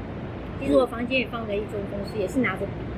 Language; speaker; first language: Chinese; native; Chinese